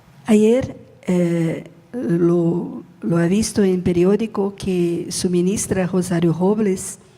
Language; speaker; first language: Spanish; non-native, learner; Portuguese